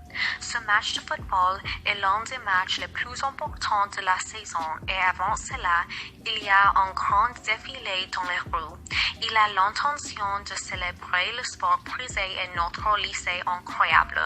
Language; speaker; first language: French; non-native, learner; English